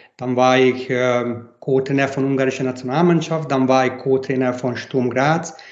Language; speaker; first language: German; non-native, fluent; Hungarian